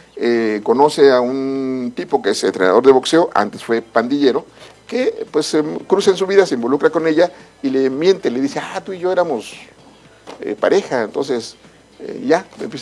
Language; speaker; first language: Spanish; native; Spanish